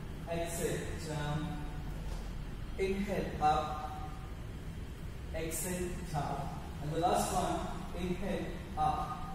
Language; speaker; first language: English; non-native, local second language; Bangla